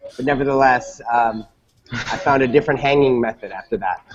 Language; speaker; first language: English; native; English